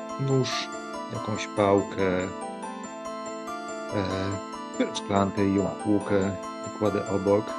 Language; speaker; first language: Polish; native; Polish